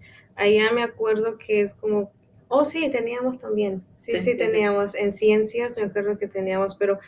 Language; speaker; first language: Spanish; non-native, local second language; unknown